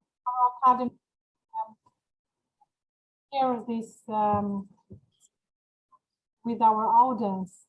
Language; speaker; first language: English; non-native, learner; Georgian